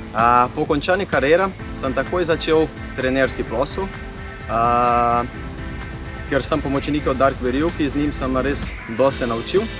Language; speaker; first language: Slovenian; non-native, fluent; Portuguese